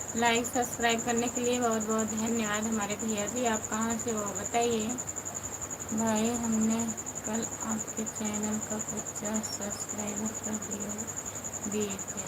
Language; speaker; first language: Hindi; native; Hindi